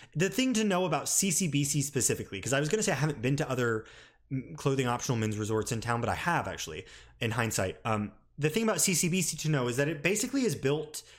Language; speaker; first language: English; native; English